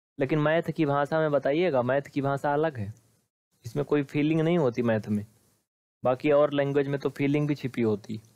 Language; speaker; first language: Hindi; native; Hindi